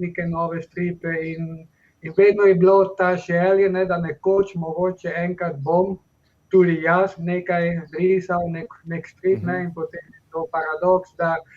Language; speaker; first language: Slovenian; non-native, fluent; Spanish